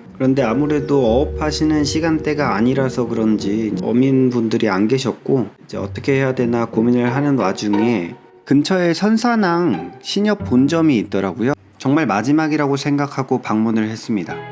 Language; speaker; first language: Korean; native; Korean